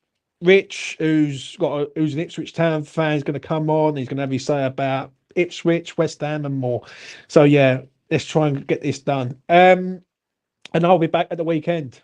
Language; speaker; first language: English; native; English